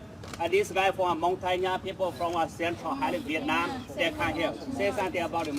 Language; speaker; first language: English; non-native, learner; Hmong